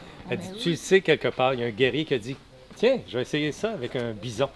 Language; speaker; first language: French; native; French